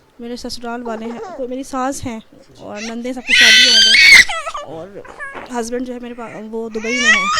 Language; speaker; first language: Hindi; native; Hindi